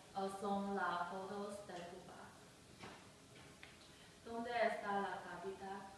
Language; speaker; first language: Spanish; non-native, learner; English